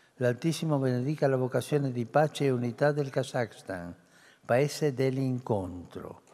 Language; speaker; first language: Italian; early bilingual, heritage; Spanish